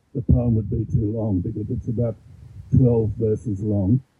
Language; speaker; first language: English; native; English